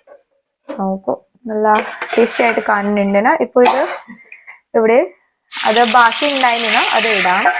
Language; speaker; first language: Malayalam; non-native, fluent; Hindi